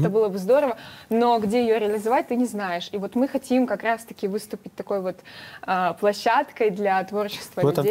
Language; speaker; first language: Russian; native; Russian